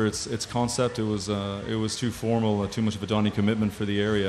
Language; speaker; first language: English; native; English